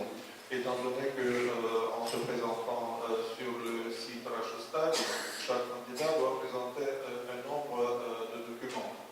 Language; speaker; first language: French; non-native, fluent; Russian